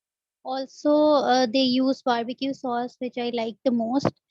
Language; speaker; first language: English; non-native, fluent; Urdu